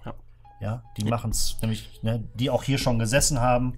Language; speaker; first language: German; native; German